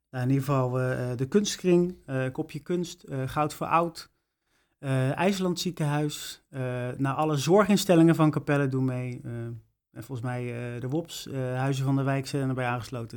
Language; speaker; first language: Dutch; native; Dutch